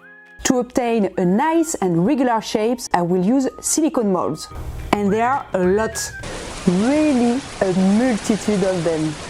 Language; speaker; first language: English; non-native, fluent; French